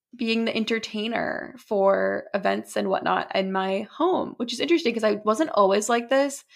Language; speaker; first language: English; native; English